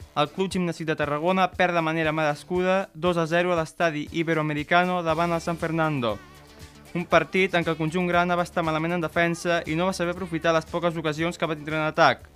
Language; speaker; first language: Catalan; native; Catalan